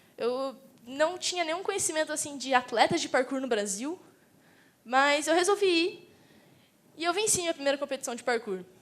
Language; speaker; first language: Portuguese; native; Portuguese